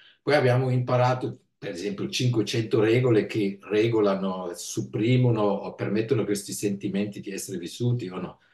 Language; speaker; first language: Italian; non-native, fluent; German